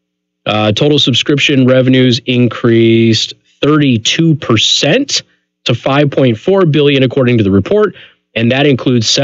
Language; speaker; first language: English; native; English